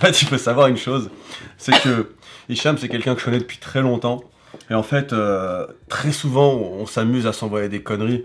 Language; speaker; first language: French; native; French